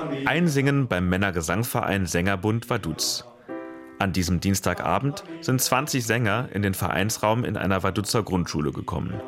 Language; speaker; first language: German; native; German